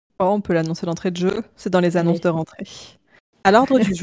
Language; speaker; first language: French; native; French